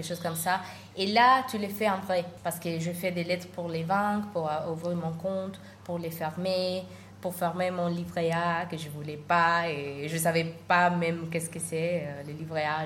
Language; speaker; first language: French; non-native, learner; Spanish